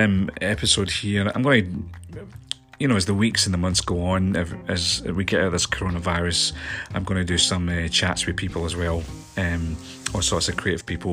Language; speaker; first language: English; native; English